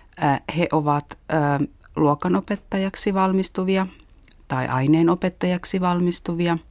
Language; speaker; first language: Finnish; native; Finnish